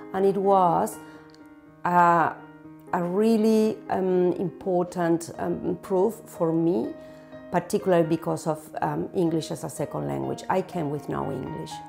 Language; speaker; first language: English; non-native, fluent; Spanish